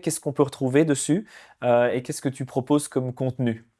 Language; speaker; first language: French; native; French